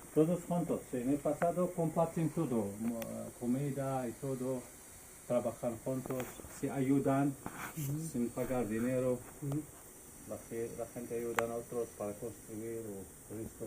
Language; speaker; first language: Spanish; non-native, learner; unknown